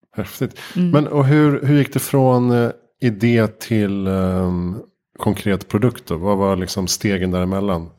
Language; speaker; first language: Swedish; native; Swedish